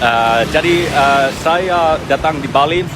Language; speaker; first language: Indonesian; non-native, learner; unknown